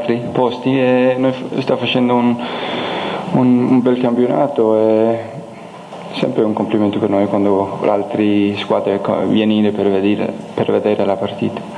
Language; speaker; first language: Italian; non-native, learner; Danish